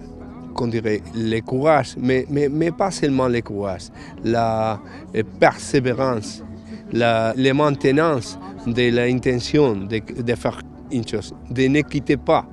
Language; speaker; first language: French; non-native, fluent; Spanish